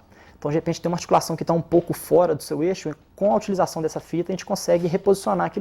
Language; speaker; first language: Portuguese; native; Portuguese